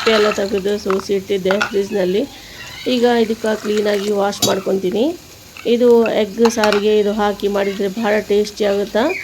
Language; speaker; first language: Kannada; non-native, local second language; Urdu